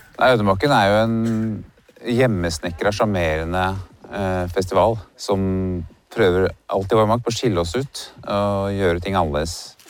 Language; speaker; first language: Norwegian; native; Norwegian